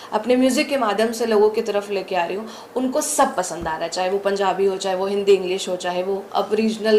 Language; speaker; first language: Hindi; native; Hindi